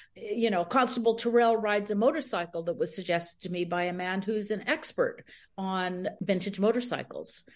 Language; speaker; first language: English; early bilingual, other home language; Spanish